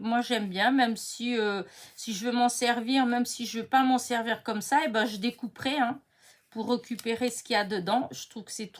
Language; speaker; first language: French; native; French